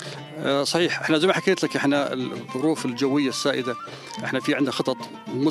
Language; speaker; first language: Arabic; native; Arabic